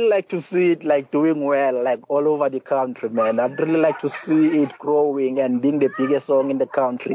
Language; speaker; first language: English; non-native, local second language; Zulu